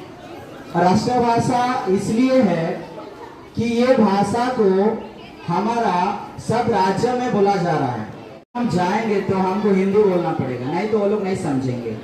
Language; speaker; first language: Hindi; non-native, local second language; Odia